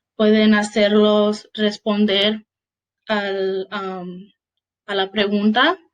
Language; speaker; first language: Spanish; early bilingual, heritage; Spanish